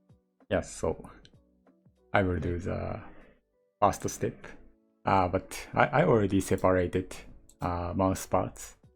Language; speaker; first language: English; non-native, learner; Japanese